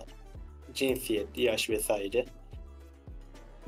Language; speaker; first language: Turkish; native; Turkish